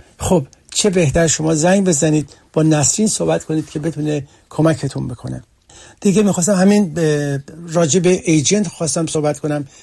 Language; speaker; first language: Persian; early bilingual, heritage; Persian